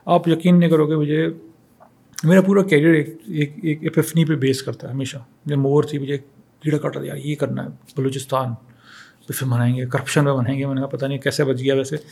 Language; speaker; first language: Urdu; native; Urdu